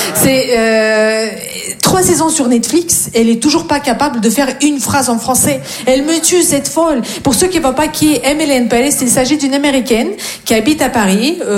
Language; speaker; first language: French; non-native, fluent; Russian